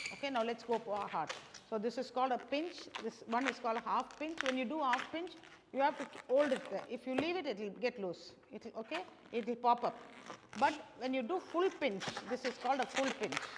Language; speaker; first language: English; non-native, local second language; Tamil